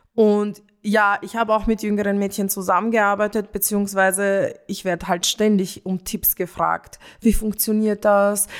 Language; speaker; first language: German; early bilingual, other home language; Romanian